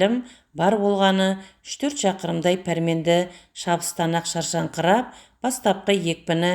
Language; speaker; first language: Kazakh; native; Kazakh